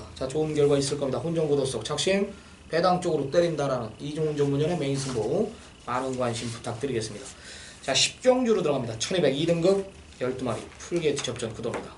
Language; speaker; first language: Korean; native; Korean